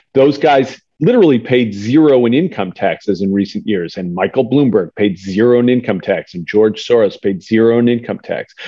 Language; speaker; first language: English; native; English